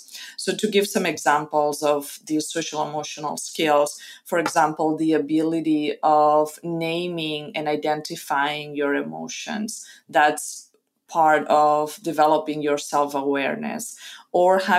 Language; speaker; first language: English; non-native, fluent; Spanish